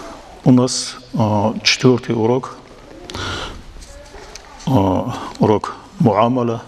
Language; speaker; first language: Russian; non-native, local second language; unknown